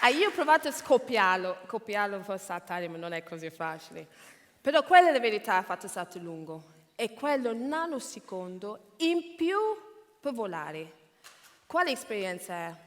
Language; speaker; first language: Italian; non-native, fluent; English